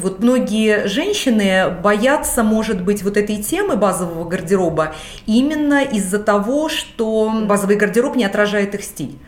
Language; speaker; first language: Russian; native; Russian